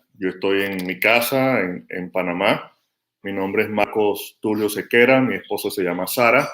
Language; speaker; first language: Spanish; native; Spanish